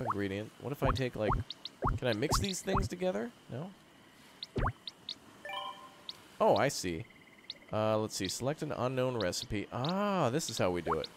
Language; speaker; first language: English; native; English